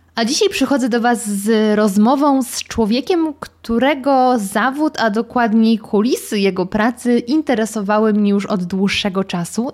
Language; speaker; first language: Polish; native; Polish